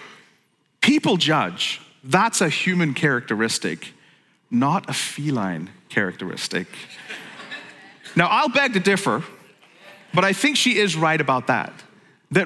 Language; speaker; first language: English; native; English